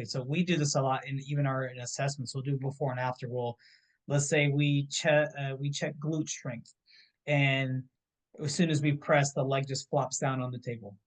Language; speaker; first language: English; native; English